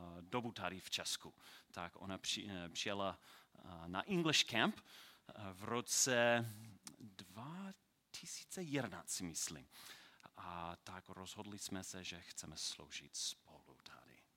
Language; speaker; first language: Czech; non-native, learner; English